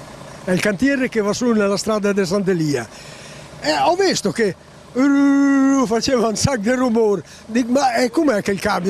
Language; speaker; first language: Italian; native; Italian